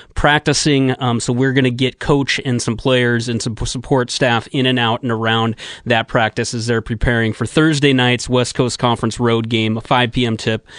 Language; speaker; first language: English; native; English